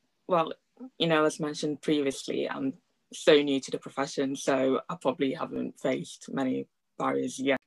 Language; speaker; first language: English; early bilingual, other home language; Italian